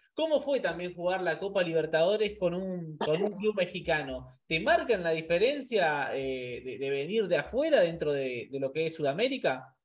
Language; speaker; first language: Spanish; native; Spanish